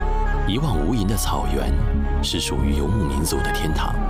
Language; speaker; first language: Chinese; native; Chinese